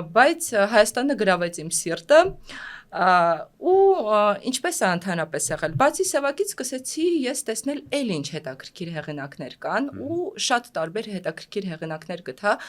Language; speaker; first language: Armenian; non-native, fluent; Russian